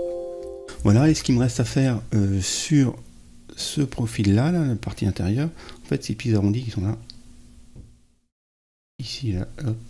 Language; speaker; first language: French; native; French